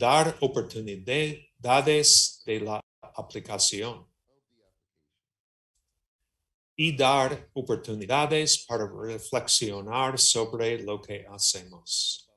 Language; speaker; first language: Spanish; non-native, learner; English